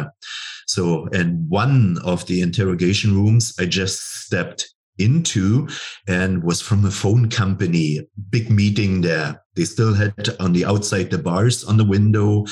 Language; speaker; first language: English; non-native, fluent; German